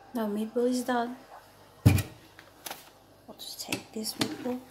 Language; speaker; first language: English; non-native, learner; Indonesian